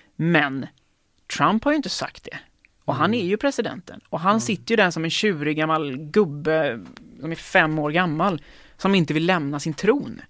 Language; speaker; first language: Swedish; native; Swedish